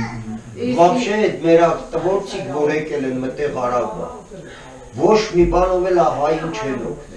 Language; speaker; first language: Russian; non-native, learner; Armenian